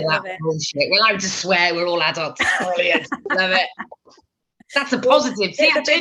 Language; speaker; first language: English; native; English